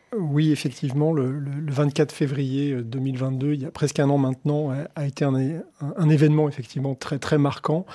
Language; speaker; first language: French; native; French